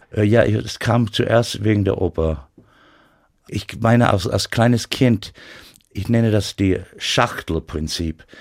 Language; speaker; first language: German; non-native, fluent; English